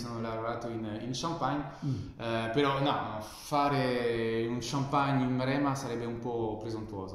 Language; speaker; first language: Italian; non-native, fluent; French